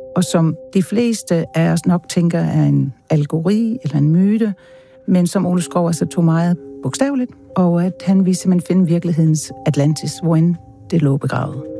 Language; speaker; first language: Danish; native; Danish